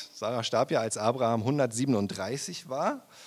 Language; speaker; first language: German; native; German